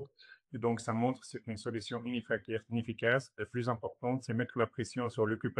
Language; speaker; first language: French; non-native, fluent; Arabic